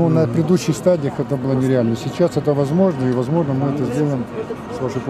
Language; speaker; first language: Russian; native; Russian